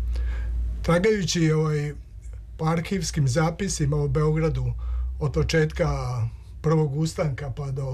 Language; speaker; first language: Serbian; native; Serbian